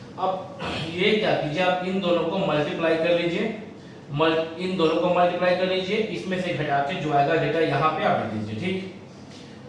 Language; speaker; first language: Hindi; native; Hindi